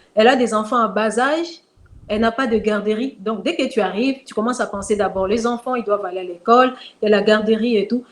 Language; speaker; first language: French; non-native, local second language; Kongo